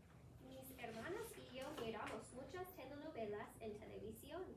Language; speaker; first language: Spanish; non-native, fluent; English